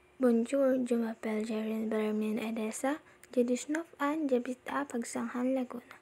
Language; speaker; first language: French; non-native, learner; Filipino